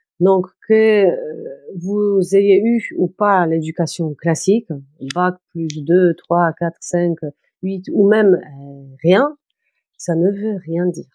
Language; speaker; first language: French; non-native, fluent; Polish